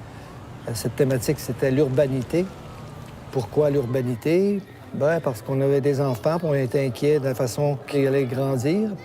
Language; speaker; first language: French; native; French